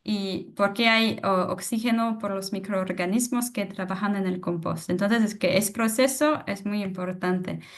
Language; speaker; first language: Spanish; non-native, fluent; French